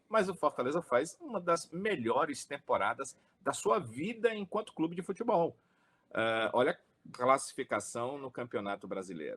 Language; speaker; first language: Portuguese; native; Portuguese